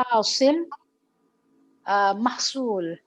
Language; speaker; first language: Arabic; non-native, learner; Malay